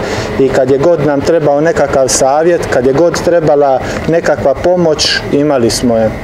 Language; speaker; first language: Serbian; native; Serbian